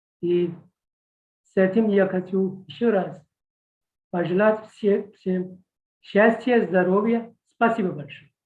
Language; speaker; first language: Russian; non-native, fluent; Hindi